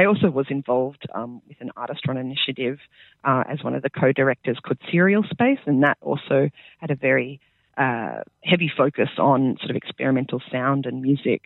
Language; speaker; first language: English; native; English